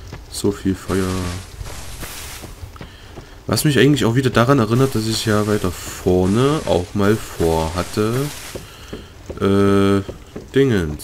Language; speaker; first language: German; native; German